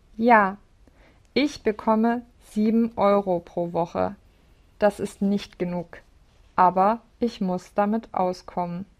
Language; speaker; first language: German; non-native, learner; English